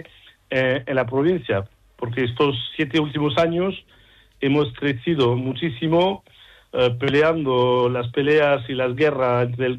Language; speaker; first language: Spanish; non-native, fluent; French